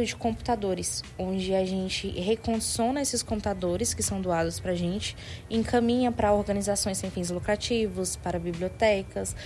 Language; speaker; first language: Portuguese; native; Portuguese